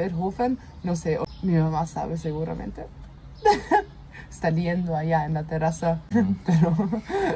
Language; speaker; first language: Spanish; non-native, fluent; German